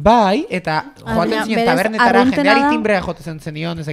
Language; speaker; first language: Basque; native; Basque